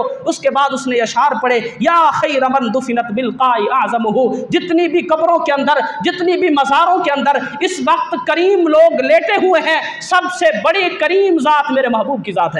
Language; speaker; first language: Urdu; native; Urdu